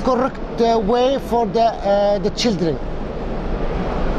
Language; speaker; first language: English; non-native, local second language; Arabic